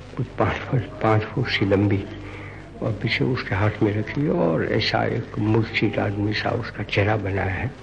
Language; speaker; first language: Hindi; non-native, local second language; Gujarati